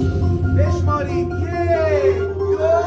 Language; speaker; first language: Persian; native; Persian